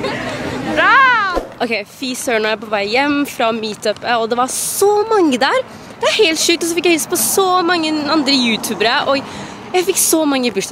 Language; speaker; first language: Norwegian; native; Norwegian